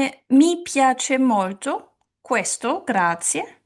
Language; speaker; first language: Italian; non-native, learner; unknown